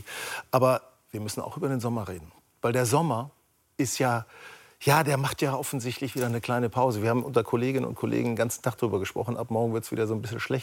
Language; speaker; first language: German; native; German